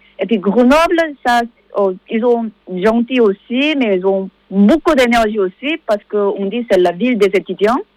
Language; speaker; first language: French; non-native, learner; Korean